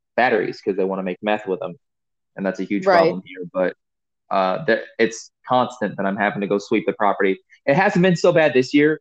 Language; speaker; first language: English; native; English